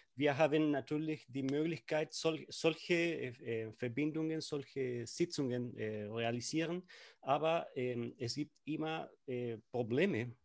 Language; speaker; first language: German; non-native, learner; Spanish